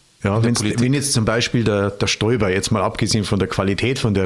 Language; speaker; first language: German; native; German